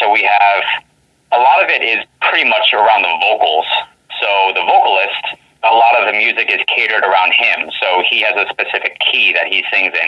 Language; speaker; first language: English; native; English